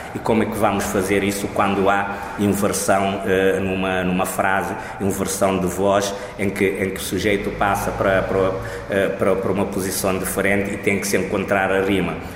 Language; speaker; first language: Portuguese; non-native, local second language; Kabuverdianu